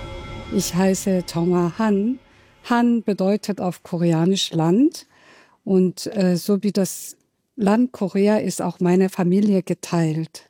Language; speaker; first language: German; non-native, fluent; Korean